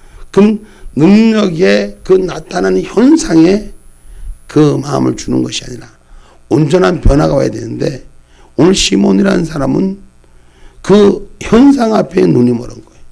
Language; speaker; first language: Korean; native; Korean